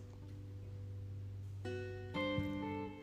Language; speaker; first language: English; non-native, local second language; Hindi